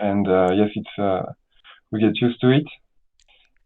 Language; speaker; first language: English; non-native, learner; French